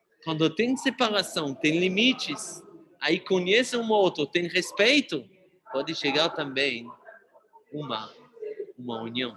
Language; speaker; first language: Portuguese; non-native, fluent; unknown